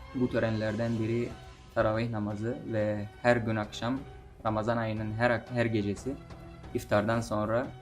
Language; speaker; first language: Turkish; non-native, fluent; Persian